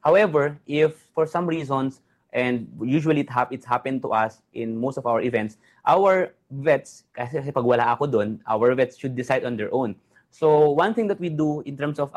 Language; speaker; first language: English; non-native, local second language; Filipino